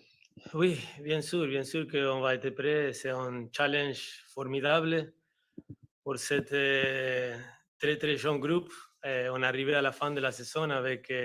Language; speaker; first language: French; non-native, fluent; Spanish